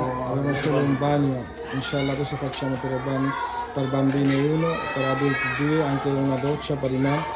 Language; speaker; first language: Italian; non-native, learner; Bangla